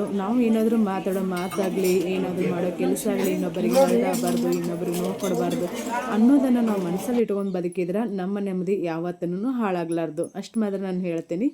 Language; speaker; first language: Kannada; native; Kannada